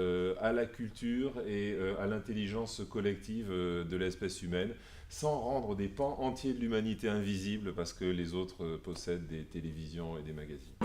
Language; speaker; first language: French; native; French